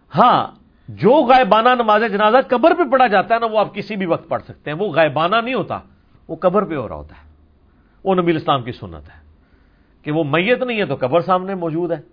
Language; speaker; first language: Urdu; non-native, local second language; Punjabi